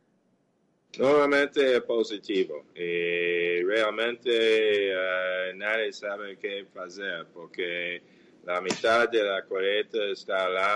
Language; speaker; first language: Portuguese; non-native, fluent; English